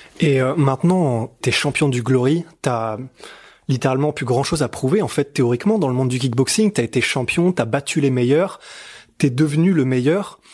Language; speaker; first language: French; native; French